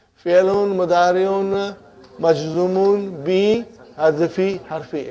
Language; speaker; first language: Arabic; non-native, fluent; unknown